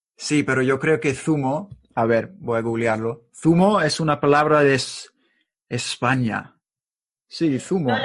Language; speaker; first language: Spanish; non-native, learner; English